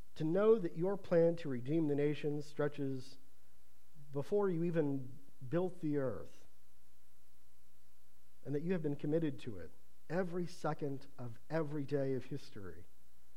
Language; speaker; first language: English; native; English